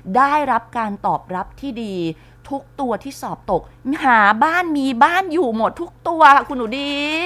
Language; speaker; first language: Thai; native; Thai